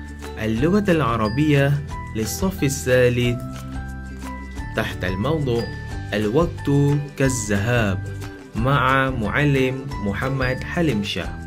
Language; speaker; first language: Arabic; non-native, fluent; Malay